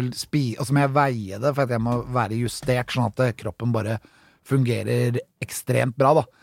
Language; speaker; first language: Norwegian; native; Norwegian